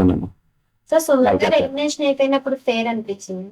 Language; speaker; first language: Telugu; native; Telugu